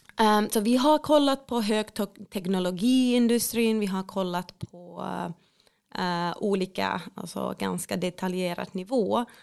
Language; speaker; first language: Swedish; non-native, fluent; Finnish